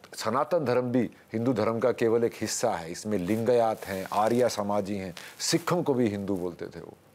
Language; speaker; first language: Hindi; native; Hindi